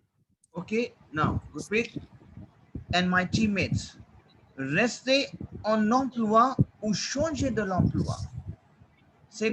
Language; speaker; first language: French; non-native, fluent; Hindi